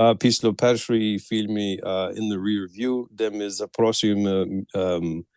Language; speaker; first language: Ukrainian; early bilingual, heritage; Ukrainian